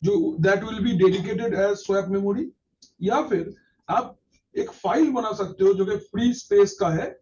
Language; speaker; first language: Hindi; non-native, local second language; Bangla